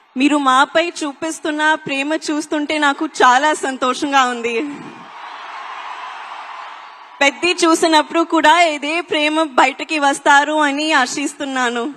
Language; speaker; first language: Telugu; non-native, fluent; Hindi